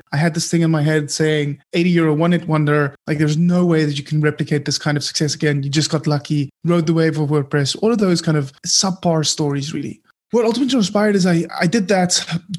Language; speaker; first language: English; non-native, local second language; Afrikaans